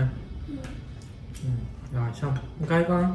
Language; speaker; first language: Vietnamese; native; Vietnamese